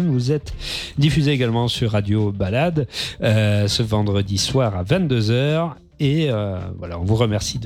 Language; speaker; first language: French; native; French